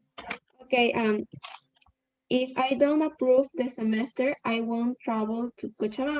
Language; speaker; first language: English; non-native, learner; Spanish